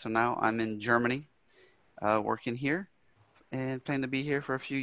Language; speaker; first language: English; native; English